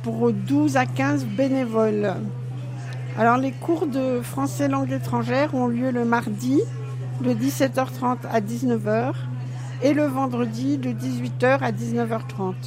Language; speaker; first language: French; native; French